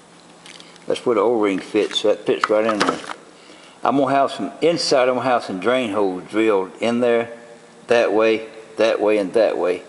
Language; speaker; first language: English; native; English